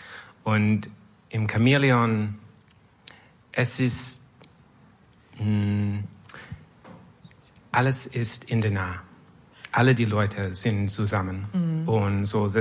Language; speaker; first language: German; non-native, learner; French